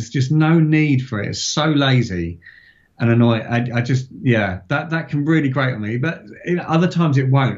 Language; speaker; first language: English; native; English